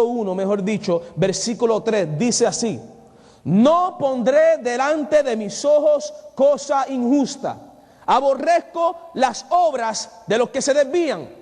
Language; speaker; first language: Spanish; native; Spanish